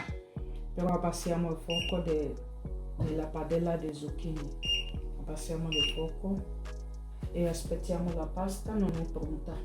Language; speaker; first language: Italian; non-native, learner; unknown